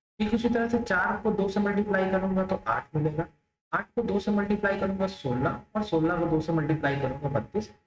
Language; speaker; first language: Hindi; native; Hindi